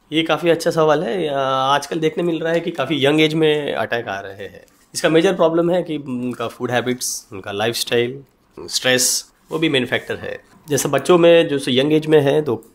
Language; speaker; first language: Hindi; non-native, local second language; Marathi